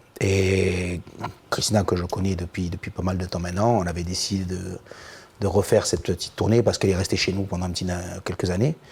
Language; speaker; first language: French; native; French